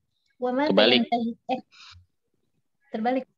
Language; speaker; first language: Arabic; non-native, learner; Indonesian